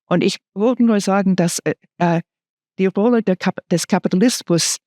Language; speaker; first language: German; non-native, fluent; English